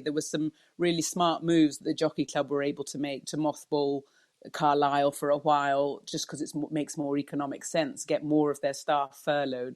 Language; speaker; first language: English; native; English